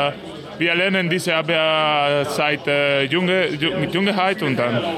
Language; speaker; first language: German; non-native, learner; Spanish